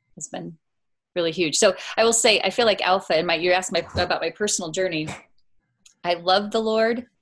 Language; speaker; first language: English; native; English